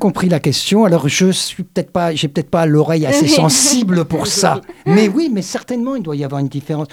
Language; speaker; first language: French; native; French